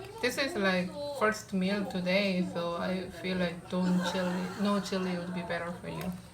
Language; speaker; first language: English; non-native, fluent; Korean